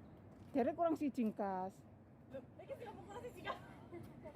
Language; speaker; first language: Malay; non-native, local second language; Javanese